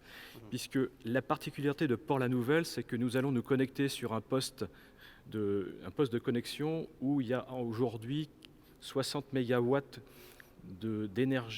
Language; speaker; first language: French; native; French